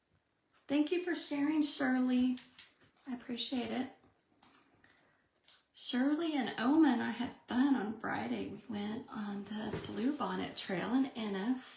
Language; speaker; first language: English; native; English